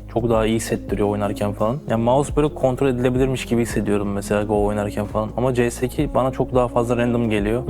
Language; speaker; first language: Turkish; native; Turkish